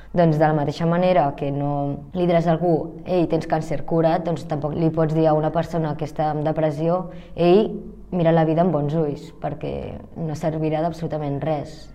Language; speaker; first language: Catalan; early bilingual, other home language; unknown